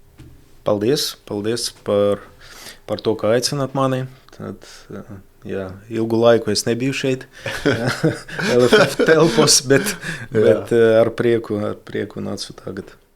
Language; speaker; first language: Latvian; non-native, local second language; Russian